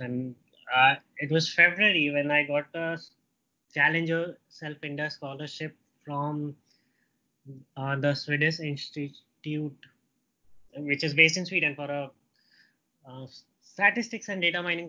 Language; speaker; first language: English; non-native, local second language; Hindi